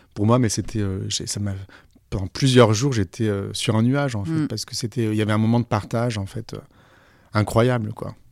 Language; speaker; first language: French; native; French